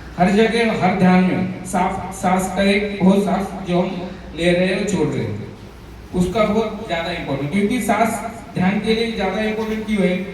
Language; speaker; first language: Hindi; non-native, local second language; Marathi